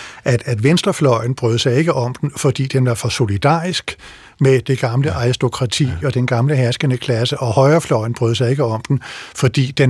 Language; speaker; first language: Danish; native; Danish